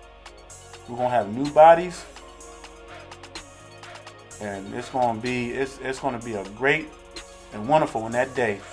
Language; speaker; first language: English; native; English